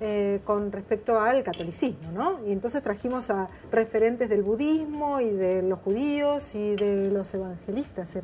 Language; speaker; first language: Spanish; native; Spanish